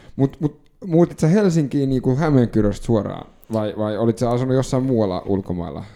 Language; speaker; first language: Finnish; native; Finnish